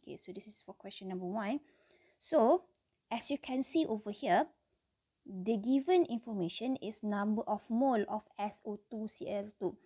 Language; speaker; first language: English; non-native, local second language; Malay